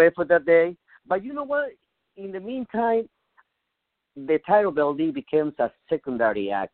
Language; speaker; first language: English; non-native, learner; Spanish